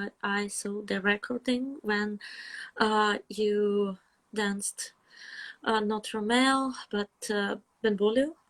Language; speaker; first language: English; non-native, fluent; Russian